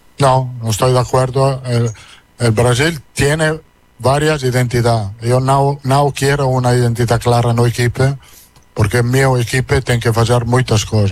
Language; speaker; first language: Portuguese; non-native, learner; Italian